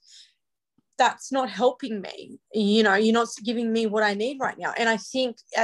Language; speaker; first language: English; native; English